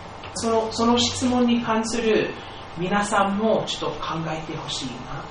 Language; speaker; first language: Japanese; non-native, fluent; English